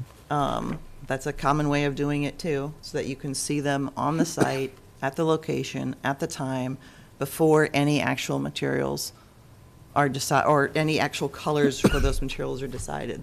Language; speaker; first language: English; native; English